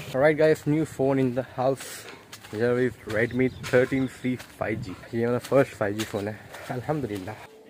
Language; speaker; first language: Hindi; non-native, local second language; Gujarati